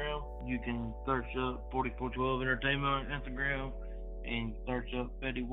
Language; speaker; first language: English; native; English